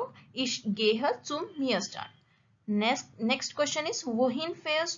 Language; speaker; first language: German; non-native, learner; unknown